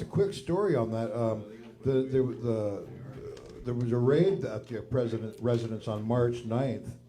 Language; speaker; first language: English; native; English